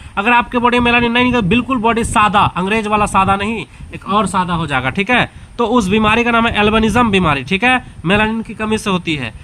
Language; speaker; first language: Hindi; native; Hindi